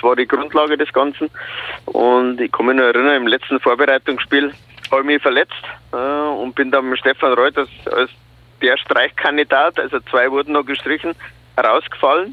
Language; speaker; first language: German; native; German